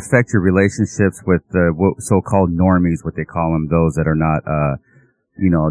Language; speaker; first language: English; native; English